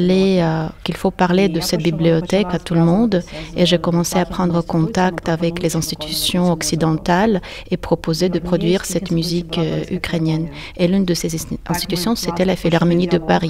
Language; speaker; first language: French; non-native, fluent; Ukrainian